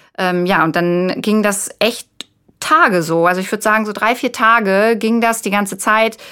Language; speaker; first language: German; native; German